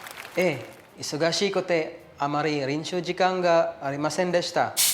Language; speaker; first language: Japanese; non-native, fluent; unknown